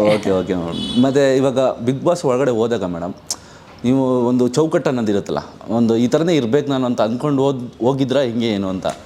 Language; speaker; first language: Kannada; native; Kannada